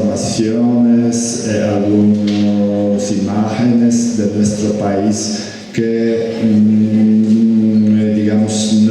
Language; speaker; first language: Spanish; non-native, fluent; Polish